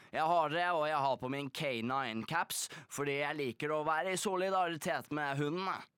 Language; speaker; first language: Norwegian; early bilingual, other home language; Polish